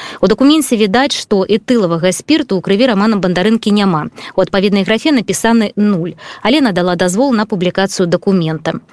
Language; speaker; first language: Belarusian; native; Belarusian